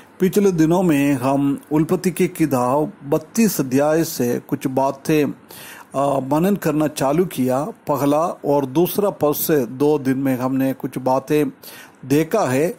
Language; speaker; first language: Hindi; non-native, local second language; Malayalam